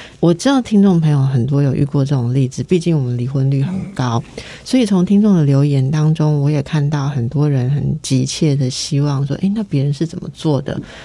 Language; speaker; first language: Chinese; native; Chinese